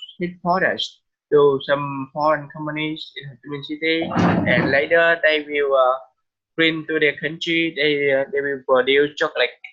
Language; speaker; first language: English; non-native, learner; Vietnamese